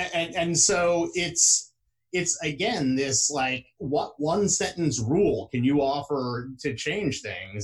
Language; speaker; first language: English; native; English